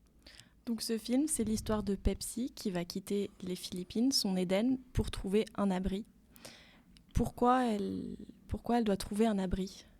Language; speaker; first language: French; native; French